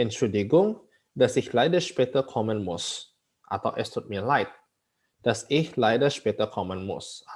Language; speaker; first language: German; non-native, fluent; Indonesian